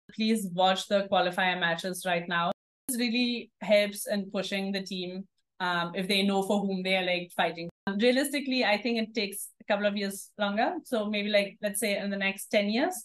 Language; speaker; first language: English; non-native, fluent; German